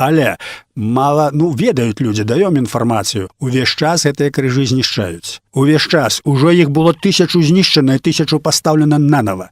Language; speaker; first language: Belarusian; native; Belarusian